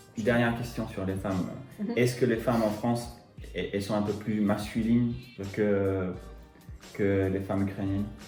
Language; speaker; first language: French; native; French